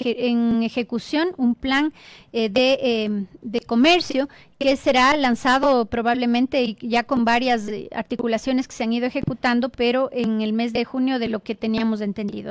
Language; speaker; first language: Spanish; native; Spanish